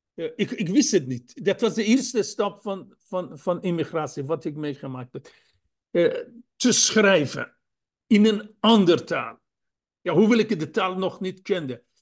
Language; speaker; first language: Dutch; non-native, fluent; Persian